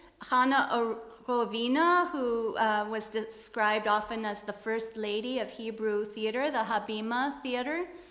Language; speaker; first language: English; native; English